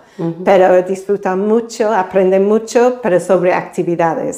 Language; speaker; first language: Spanish; non-native, fluent; English